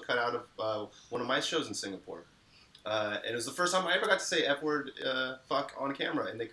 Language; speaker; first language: English; native; English